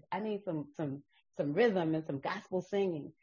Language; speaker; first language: English; native; English